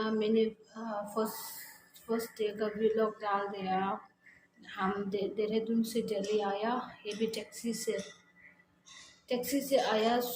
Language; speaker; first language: Hindi; non-native, learner; Tibetan